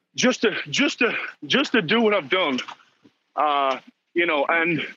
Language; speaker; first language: English; native; English